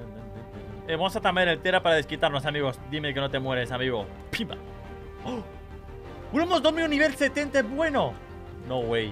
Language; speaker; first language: Spanish; native; Spanish